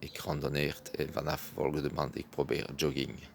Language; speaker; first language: Dutch; non-native, learner; French